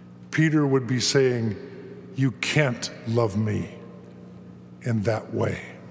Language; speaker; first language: English; native; English